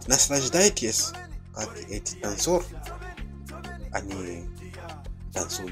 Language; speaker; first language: Russian; non-native, fluent; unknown